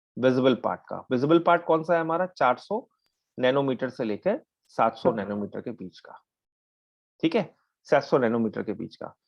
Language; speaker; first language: Hindi; native; Hindi